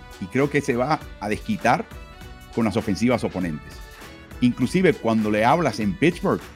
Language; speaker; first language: Spanish; native; Spanish